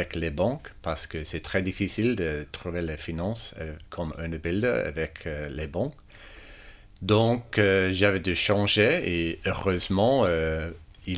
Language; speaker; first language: French; non-native, fluent; English